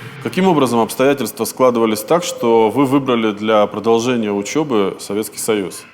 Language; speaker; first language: Russian; native; Russian